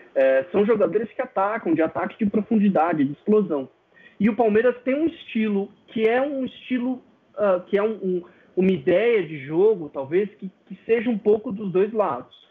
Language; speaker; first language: Portuguese; native; Portuguese